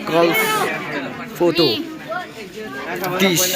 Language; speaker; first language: English; non-native, learner; Nepali